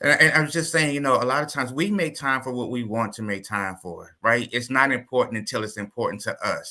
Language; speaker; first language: English; native; English